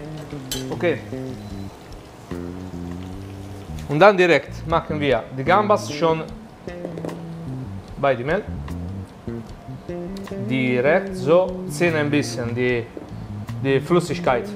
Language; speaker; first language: German; non-native, learner; Italian